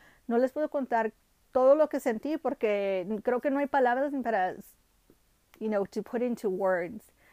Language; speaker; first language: Spanish; early bilingual, heritage; Spanish